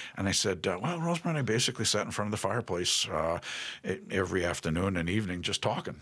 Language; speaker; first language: English; native; English